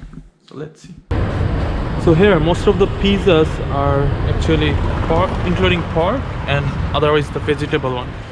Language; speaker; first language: English; non-native, learner; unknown